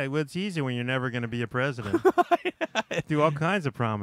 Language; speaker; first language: English; native; English